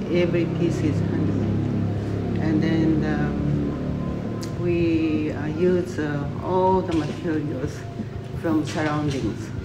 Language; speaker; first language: English; non-native, fluent; Japanese